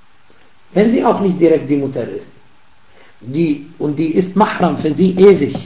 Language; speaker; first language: German; non-native, fluent; Arabic